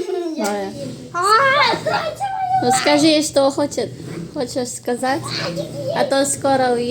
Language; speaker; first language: Russian; non-native, fluent; Filipino